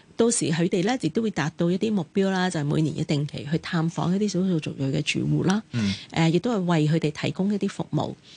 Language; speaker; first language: Cantonese; native; Cantonese